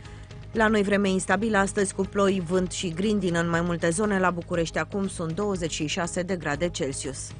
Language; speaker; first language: Romanian; native; Romanian